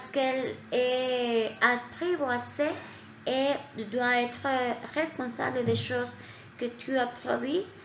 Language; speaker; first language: French; non-native, learner; Spanish